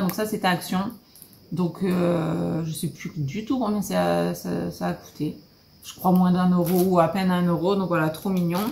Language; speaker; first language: French; native; French